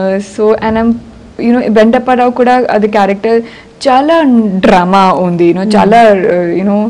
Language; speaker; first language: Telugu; non-native, learner; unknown